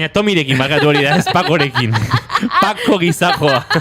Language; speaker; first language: Basque; native; Basque